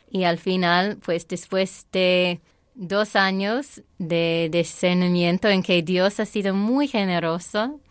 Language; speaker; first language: Spanish; non-native, fluent; English